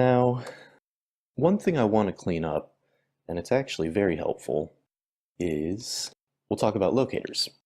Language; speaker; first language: English; native; English